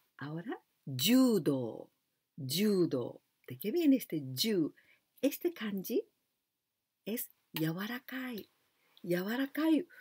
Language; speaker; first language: Spanish; non-native, fluent; Japanese